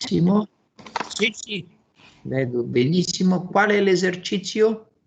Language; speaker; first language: Italian; non-native, fluent; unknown